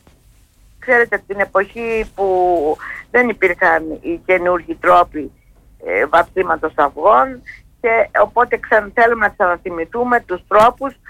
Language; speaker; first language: Greek; native; Greek